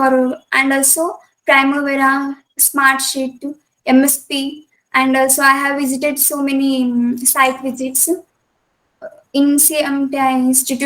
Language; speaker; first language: English; non-native, local second language; Kannada